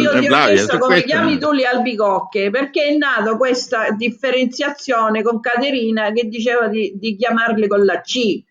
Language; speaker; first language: Italian; native; Italian